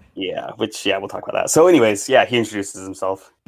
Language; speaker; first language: English; native; English